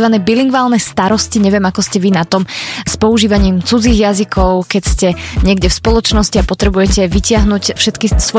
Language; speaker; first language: Slovak; native; Slovak